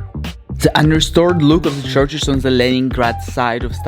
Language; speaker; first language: English; non-native, fluent; Russian